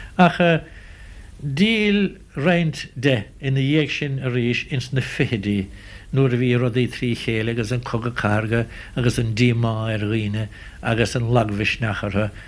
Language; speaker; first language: Irish; native; Irish